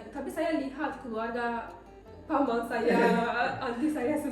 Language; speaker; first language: Indonesian; non-native, learner; Turkish